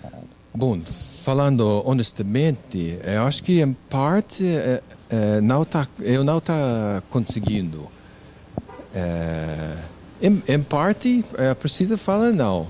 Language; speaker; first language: Portuguese; non-native, learner; English